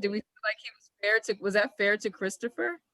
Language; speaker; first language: English; native; English